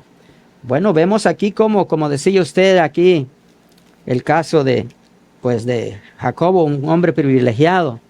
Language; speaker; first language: Spanish; native; Spanish